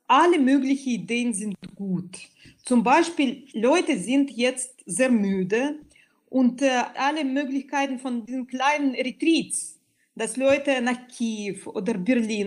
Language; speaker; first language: German; non-native, fluent; Russian